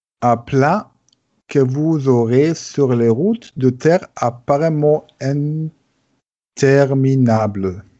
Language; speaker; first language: French; non-native, learner; German